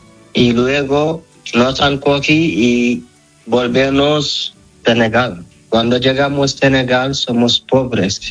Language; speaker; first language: Spanish; non-native, learner; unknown